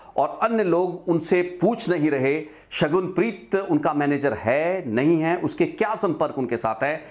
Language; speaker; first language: Hindi; non-native, local second language; Punjabi